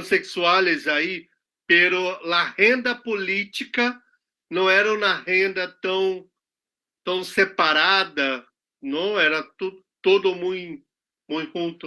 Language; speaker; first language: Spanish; non-native, learner; Portuguese